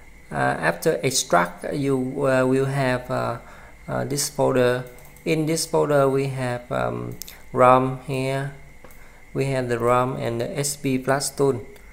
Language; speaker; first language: English; non-native, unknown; Vietnamese